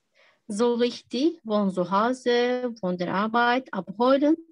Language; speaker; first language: German; non-native, learner; Turkish